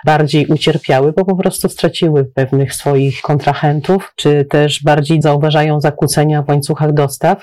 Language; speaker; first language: Polish; native; Polish